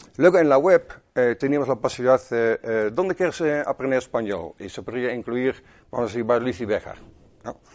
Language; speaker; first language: Spanish; non-native, fluent; Dutch